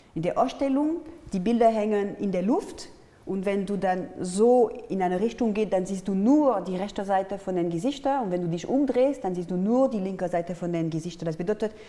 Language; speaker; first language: German; non-native, fluent; French